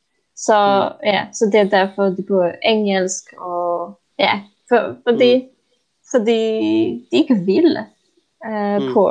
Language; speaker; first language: Swedish; non-native, fluent; Polish